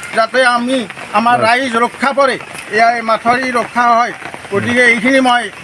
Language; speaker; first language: Assamese; native; Assamese